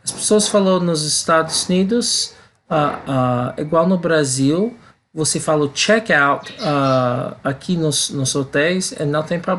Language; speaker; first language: Portuguese; non-native, learner; English